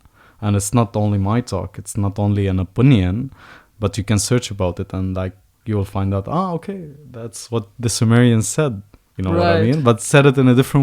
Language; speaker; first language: English; non-native, fluent; Arabic